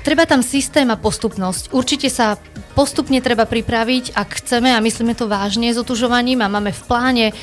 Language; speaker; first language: Slovak; native; Slovak